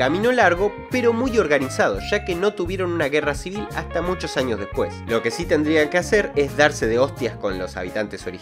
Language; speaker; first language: Spanish; native; Spanish